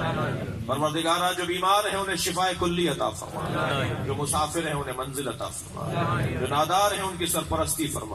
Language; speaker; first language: Urdu; native; Urdu